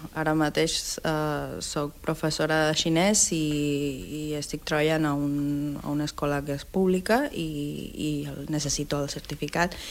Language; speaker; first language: Catalan; non-native, fluent; Spanish